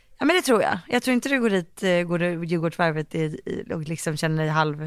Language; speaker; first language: Swedish; native; Swedish